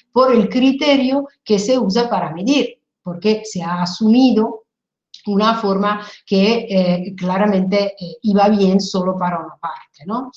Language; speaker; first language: Spanish; non-native, fluent; Italian